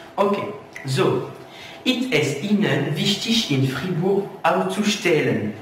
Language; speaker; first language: German; non-native, learner; French